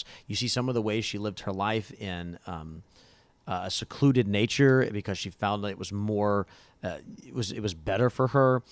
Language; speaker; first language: English; native; English